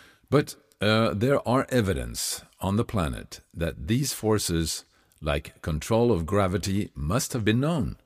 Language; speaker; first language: English; non-native, fluent; Norwegian